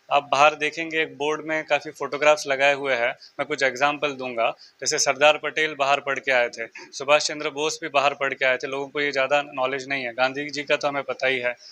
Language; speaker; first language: Hindi; non-native, local second language; Marathi